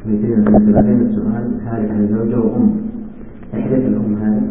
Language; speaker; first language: Arabic; native; Arabic